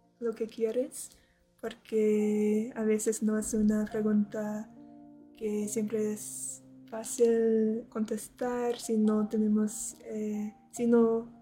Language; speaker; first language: Spanish; non-native, learner; English